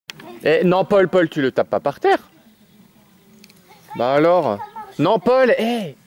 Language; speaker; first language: French; native; French